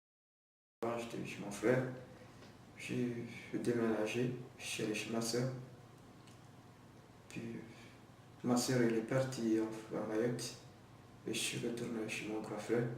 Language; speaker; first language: French; non-native, local second language; Comorian